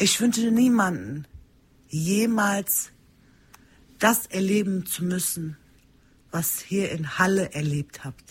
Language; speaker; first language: German; early bilingual, other home language; Turkish